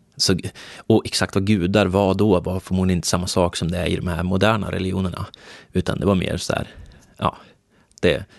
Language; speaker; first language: Swedish; native; Swedish